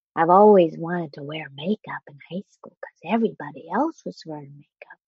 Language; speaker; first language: English; non-native, fluent; Vietnamese